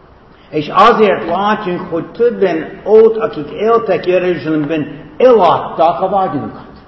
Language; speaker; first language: Hungarian; non-native, fluent; English